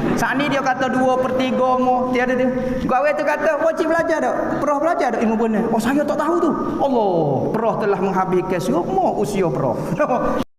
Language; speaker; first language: Malay; native; Malay